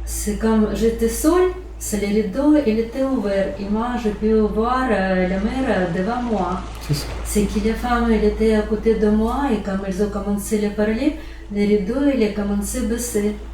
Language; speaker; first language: French; non-native, learner; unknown